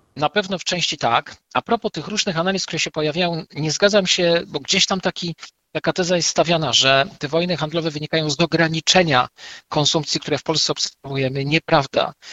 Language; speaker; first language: Polish; native; Polish